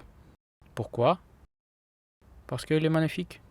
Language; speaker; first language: French; non-native, learner; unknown